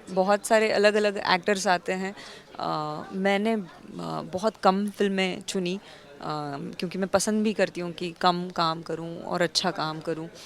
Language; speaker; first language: Hindi; non-native, local second language; Marathi